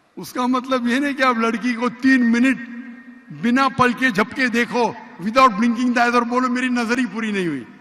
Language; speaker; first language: Urdu; non-native, local second language; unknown